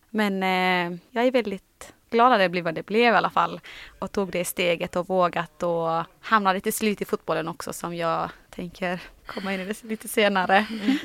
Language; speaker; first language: Swedish; early bilingual, other home language; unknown